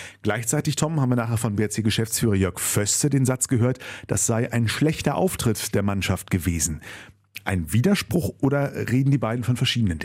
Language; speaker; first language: German; native; German